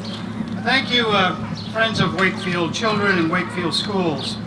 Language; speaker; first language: English; native; English